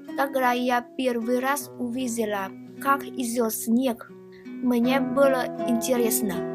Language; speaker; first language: Russian; non-native, learner; Vietnamese